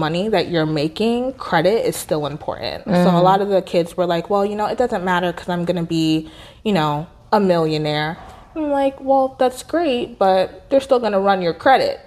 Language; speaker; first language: English; native; English